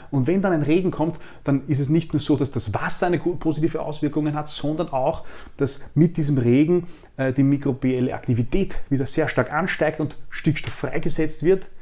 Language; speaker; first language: German; native; German